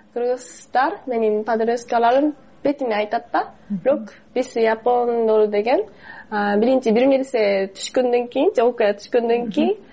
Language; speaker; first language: Kyrgyz; non-native, fluent; Japanese